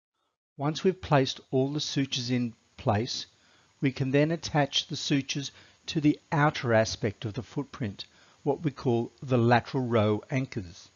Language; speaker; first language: English; native; English